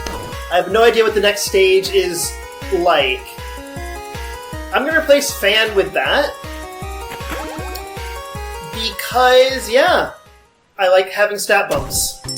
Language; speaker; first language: English; native; English